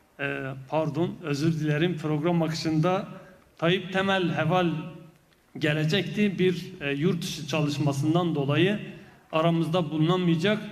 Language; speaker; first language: Turkish; non-native, local second language; Kurdish